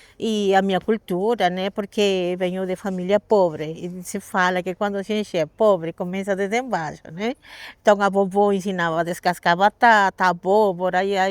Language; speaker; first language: Portuguese; non-native, fluent; Spanish